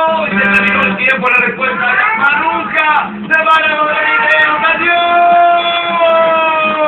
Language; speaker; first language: Spanish; native; Spanish